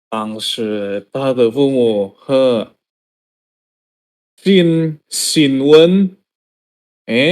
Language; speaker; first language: Chinese; non-native, learner; Indonesian